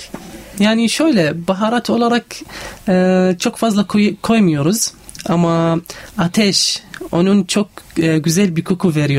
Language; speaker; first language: Turkish; non-native, learner; Arabic